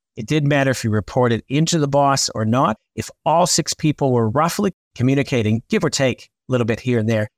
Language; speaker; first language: English; native; English